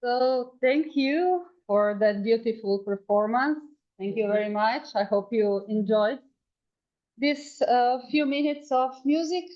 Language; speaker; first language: English; non-native, fluent; Slovenian